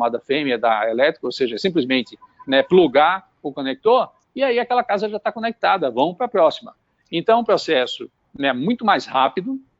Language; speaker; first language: Portuguese; native; Portuguese